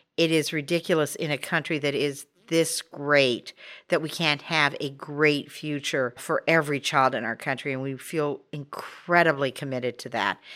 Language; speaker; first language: English; native; English